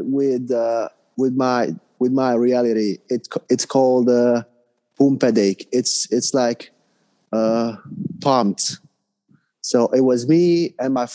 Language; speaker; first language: English; non-native, fluent; Hungarian